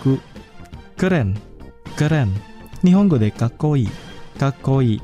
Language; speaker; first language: Japanese; non-native, fluent; Indonesian